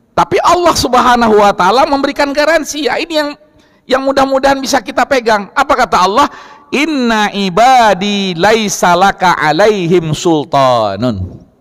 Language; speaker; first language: Indonesian; non-native, local second language; Minangkabau